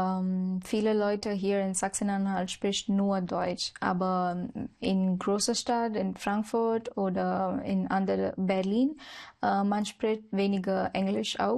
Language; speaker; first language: German; non-native, learner; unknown